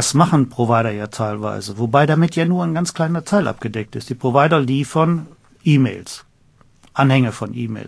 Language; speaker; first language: German; native; German